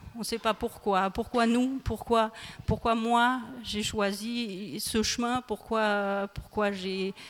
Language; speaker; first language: French; native; French